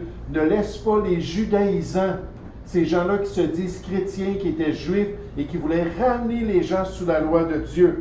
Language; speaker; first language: French; native; French